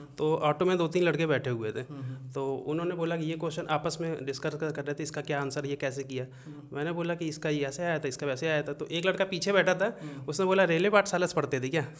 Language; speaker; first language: Hindi; native; Hindi